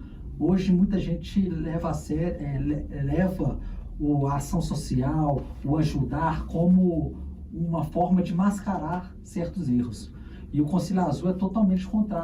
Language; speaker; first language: Portuguese; native; Portuguese